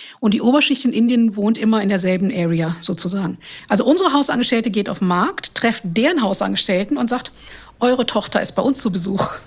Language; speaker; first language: German; non-native, fluent; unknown